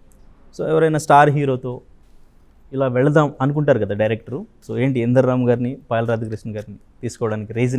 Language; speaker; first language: Telugu; native; Telugu